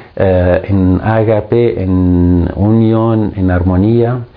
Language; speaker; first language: Spanish; non-native, fluent; Arabic